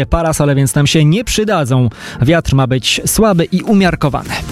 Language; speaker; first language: Polish; native; Polish